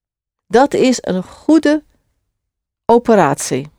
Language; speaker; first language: Dutch; non-native, fluent; English